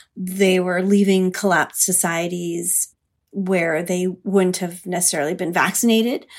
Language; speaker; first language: English; early bilingual, other home language; Hindi